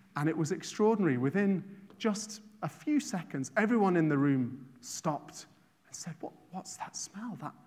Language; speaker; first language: English; native; English